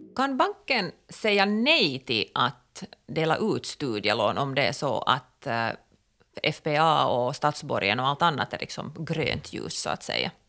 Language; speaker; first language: Swedish; native; Swedish